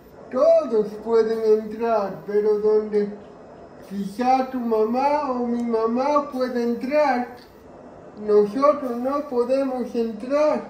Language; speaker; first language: Spanish; early bilingual, heritage; Spanish